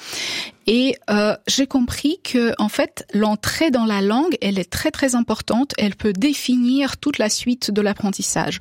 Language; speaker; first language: French; non-native, fluent; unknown